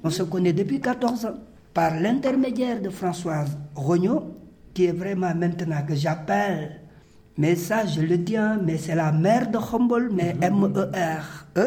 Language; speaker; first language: French; non-native, local second language; Wolof